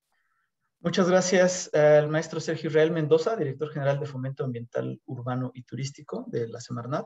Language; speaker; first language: Spanish; native; Spanish